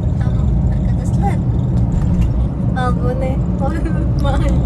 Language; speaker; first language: Turkish; non-native, learner; Indonesian